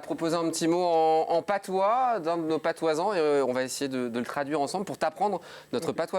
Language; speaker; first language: French; native; French